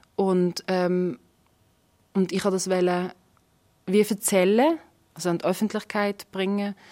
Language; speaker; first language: German; native; German